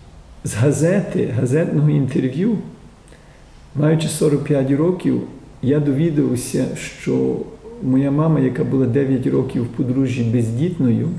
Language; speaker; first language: Ukrainian; early bilingual, heritage; Ukrainian